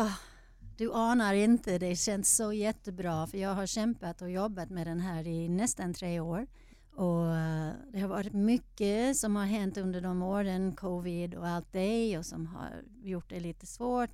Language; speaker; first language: Swedish; non-native, fluent; English